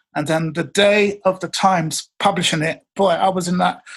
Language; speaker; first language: English; native; English